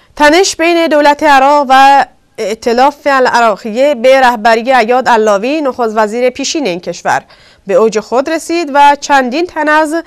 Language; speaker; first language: Persian; non-native, local second language; Kurdish